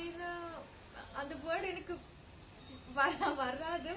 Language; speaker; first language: Tamil; non-native, learner; Telugu